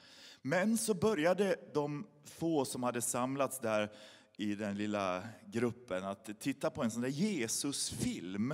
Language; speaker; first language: Swedish; native; Swedish